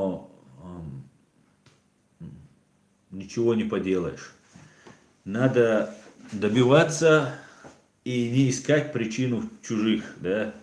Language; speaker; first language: Russian; non-native, local second language; Chechen